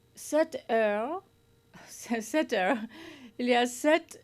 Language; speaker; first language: French; non-native, learner; English